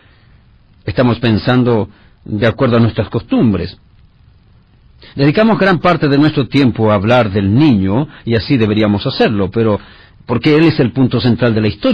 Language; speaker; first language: Spanish; native; Spanish